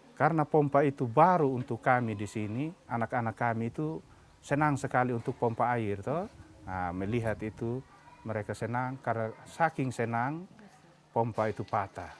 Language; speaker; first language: Indonesian; non-native, local second language; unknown